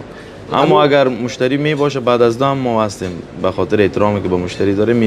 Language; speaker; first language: Persian; native; Persian